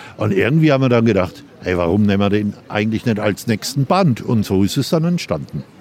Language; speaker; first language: German; native; German